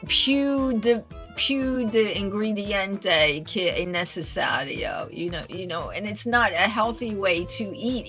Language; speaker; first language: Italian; non-native, learner; English